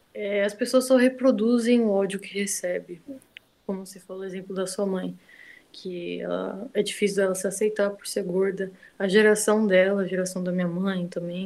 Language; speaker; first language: Portuguese; native; Portuguese